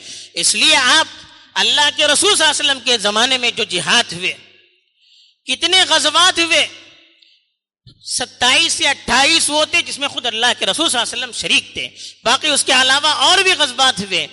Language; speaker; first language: Urdu; native; Urdu